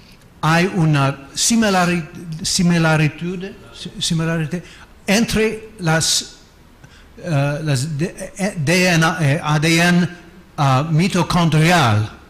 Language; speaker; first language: Spanish; non-native, learner; English